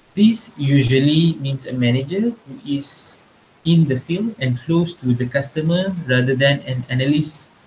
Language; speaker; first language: English; non-native, local second language; Malay